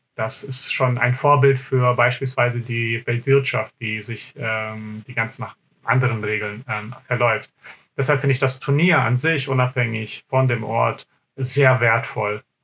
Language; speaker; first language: German; early bilingual, other home language; Serbian